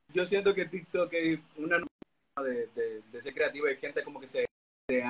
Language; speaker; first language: Spanish; native; Spanish